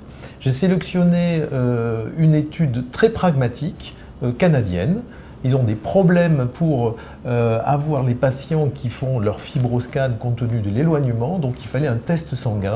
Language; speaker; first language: French; native; French